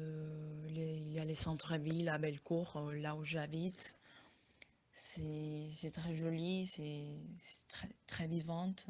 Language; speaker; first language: French; non-native, fluent; Spanish